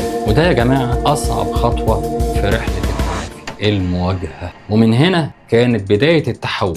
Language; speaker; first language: Arabic; native; Arabic